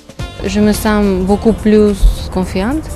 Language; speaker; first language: French; non-native, fluent; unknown